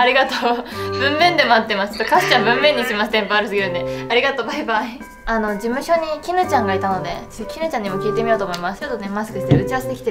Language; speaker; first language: Japanese; native; Japanese